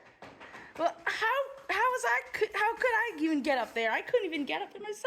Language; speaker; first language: English; native; English